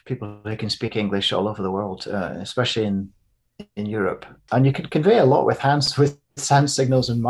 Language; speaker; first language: English; native; English